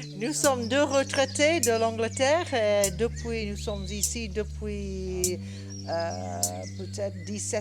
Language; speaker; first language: French; non-native, learner; English